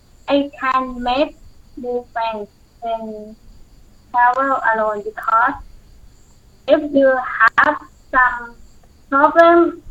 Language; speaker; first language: English; non-native, learner; Thai